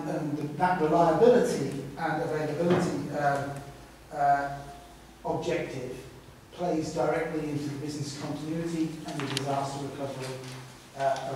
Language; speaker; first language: English; native; English